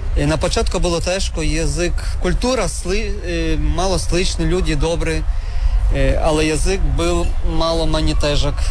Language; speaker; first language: Serbian; non-native, learner; Ukrainian